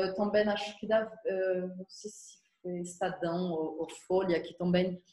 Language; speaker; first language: Portuguese; non-native, fluent; French